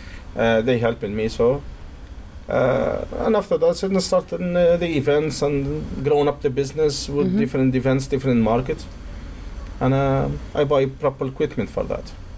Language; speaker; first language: English; non-native, fluent; Arabic